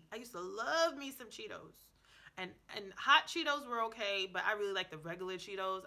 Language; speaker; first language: English; native; English